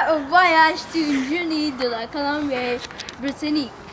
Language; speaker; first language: French; non-native, learner; English